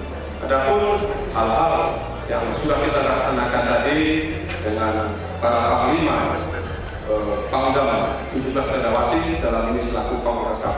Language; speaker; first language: Indonesian; native; Indonesian